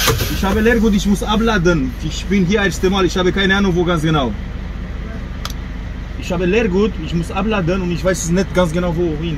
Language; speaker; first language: German; non-native, learner; Romanian